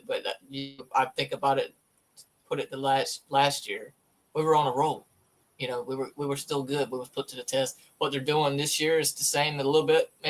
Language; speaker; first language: English; native; English